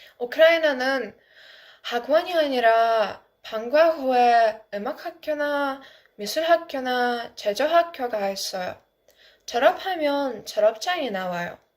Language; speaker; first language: Korean; non-native, learner; Ukrainian